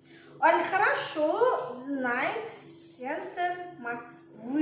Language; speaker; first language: Russian; non-native, learner; Indonesian